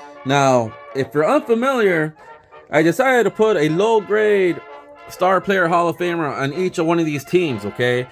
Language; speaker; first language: English; native; English